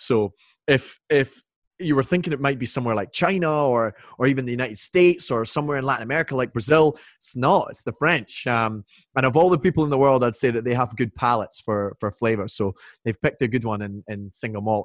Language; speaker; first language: English; native; English